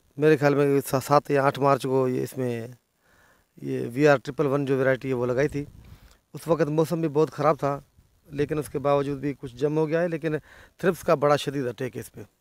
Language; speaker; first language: Urdu; non-native, local second language; Sindhi